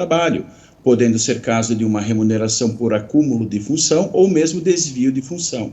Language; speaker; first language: Portuguese; native; Portuguese